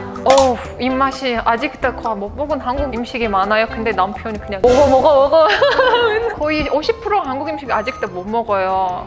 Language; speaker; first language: Korean; non-native, fluent; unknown